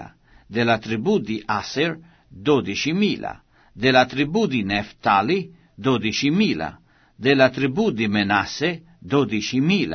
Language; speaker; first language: Italian; native; Italian